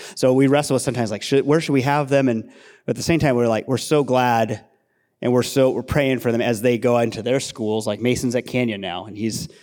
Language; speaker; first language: English; native; English